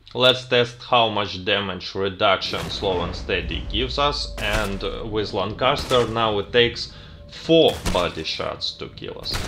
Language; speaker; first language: English; non-native, fluent; Russian